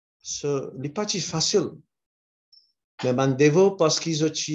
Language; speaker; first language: French; non-native, local second language; Morisyen